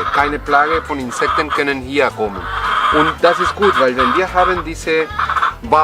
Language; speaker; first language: German; non-native, fluent; Spanish